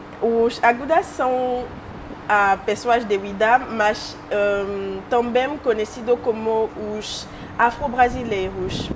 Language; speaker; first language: Portuguese; non-native, learner; French